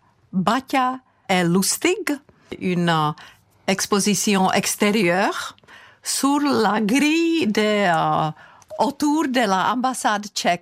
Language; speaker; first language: French; non-native, fluent; Czech